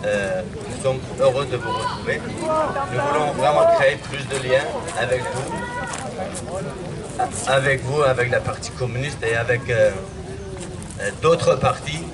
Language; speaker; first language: French; non-native, fluent; Kurdish